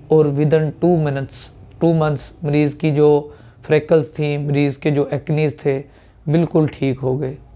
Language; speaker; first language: Urdu; native; Urdu